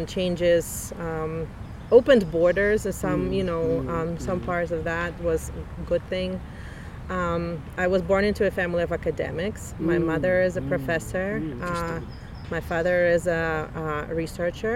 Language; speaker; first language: English; non-native, fluent; Russian